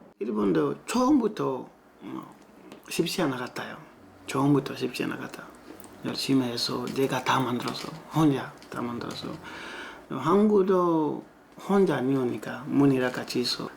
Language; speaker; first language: Korean; non-native, learner; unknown